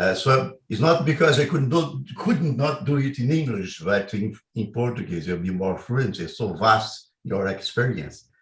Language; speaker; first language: English; non-native, fluent; Portuguese